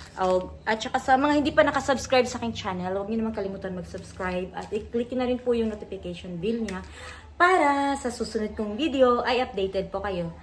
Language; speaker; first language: Filipino; non-native, local second language; Cebuano